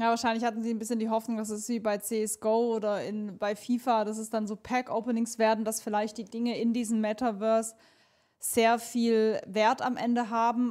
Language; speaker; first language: German; native; German